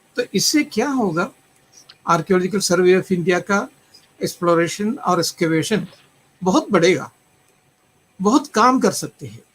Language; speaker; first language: Hindi; non-native, local second language; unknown